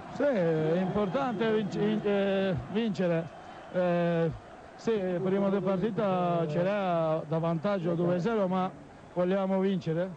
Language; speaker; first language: Italian; non-native, learner; Turkish